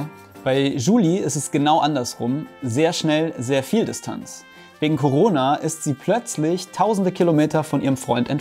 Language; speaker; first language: German; native; German